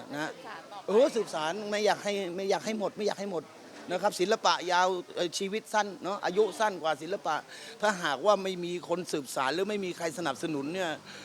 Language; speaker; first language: Thai; native; Thai